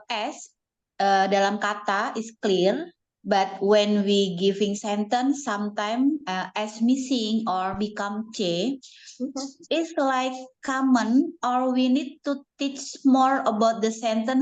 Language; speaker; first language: English; non-native, learner; Indonesian